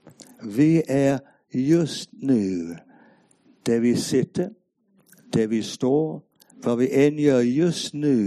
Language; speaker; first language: Swedish; non-native, fluent; English